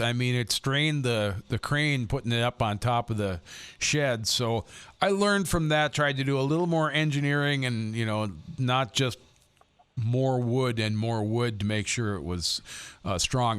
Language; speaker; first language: English; native; English